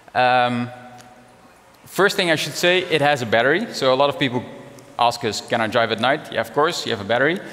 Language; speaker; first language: English; non-native, fluent; Dutch